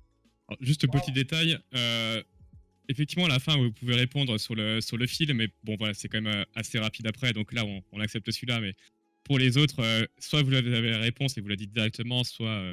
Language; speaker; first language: French; native; French